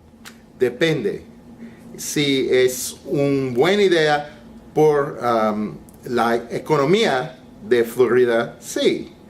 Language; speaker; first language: Spanish; non-native, learner; English